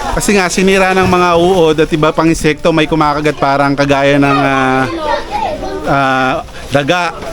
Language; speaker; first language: Filipino; native; Filipino